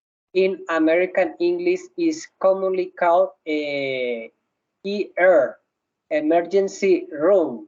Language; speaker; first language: English; non-native, learner; Spanish